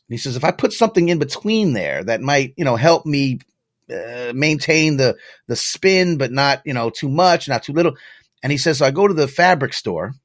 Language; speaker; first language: English; native; English